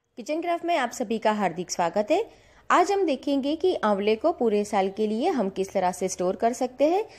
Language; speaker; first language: Hindi; non-native, local second language; Gujarati